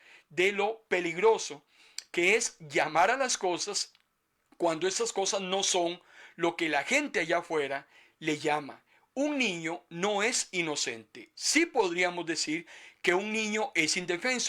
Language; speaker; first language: Spanish; native; Spanish